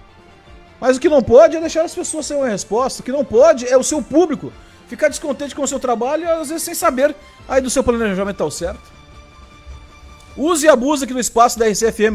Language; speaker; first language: Portuguese; native; Portuguese